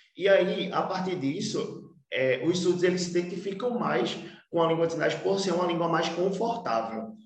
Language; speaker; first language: Portuguese; native; Portuguese